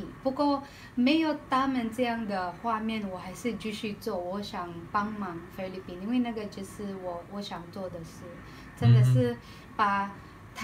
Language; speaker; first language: Chinese; non-native, learner; Filipino